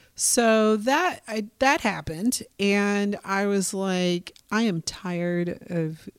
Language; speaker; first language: English; native; English